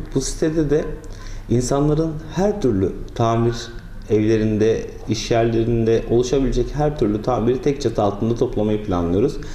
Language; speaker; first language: Turkish; native; Turkish